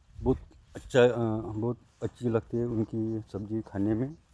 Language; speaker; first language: Hindi; non-native, local second language; Marathi